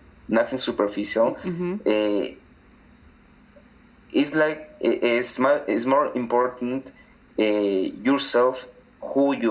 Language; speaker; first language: English; non-native, learner; Spanish